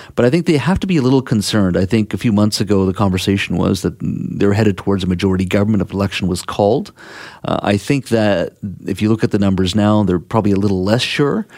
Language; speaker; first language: English; native; English